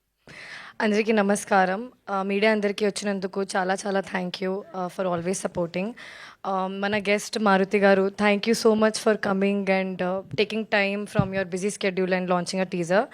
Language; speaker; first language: Telugu; non-native, learner; Hindi